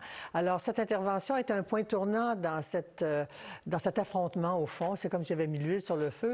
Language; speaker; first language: French; native; French